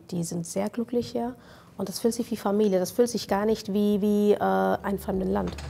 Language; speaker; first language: German; non-native, fluent; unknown